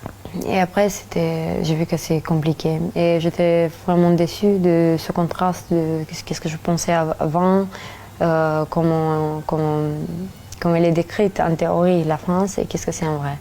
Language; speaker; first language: French; early bilingual, other home language; Romanian